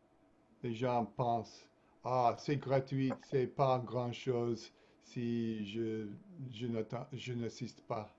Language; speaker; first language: French; non-native, fluent; English